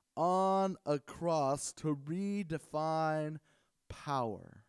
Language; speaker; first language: English; native; English